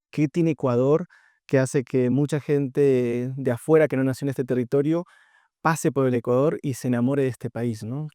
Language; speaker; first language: Spanish; native; Spanish